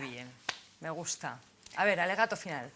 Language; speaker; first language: Spanish; native; Spanish